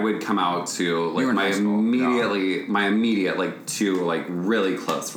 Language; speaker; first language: English; native; English